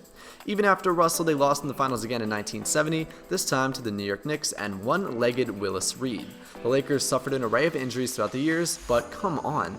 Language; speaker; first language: English; native; English